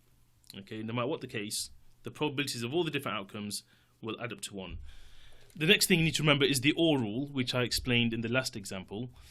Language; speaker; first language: English; native; English